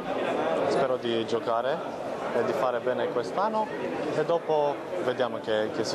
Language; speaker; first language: Italian; non-native, learner; Romanian